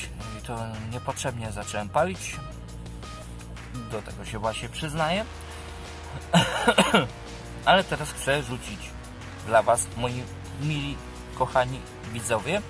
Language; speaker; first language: Polish; native; Polish